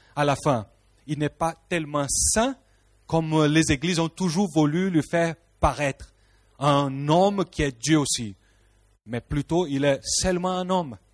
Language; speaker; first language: French; non-native, fluent; Portuguese